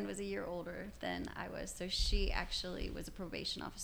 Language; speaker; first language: English; native; English